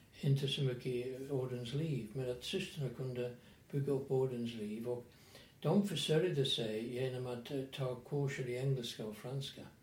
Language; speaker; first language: Swedish; non-native, fluent; English